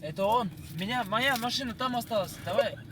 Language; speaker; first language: Russian; non-native, local second language; Tatar